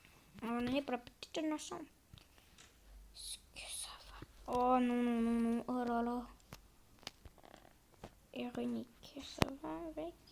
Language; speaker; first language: French; native; French